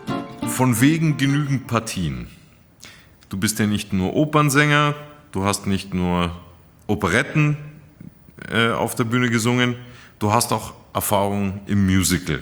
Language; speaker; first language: German; native; German